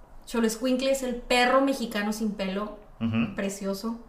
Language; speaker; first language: Spanish; native; Spanish